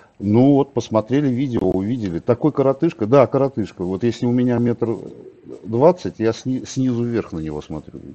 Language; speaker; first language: Russian; native; Russian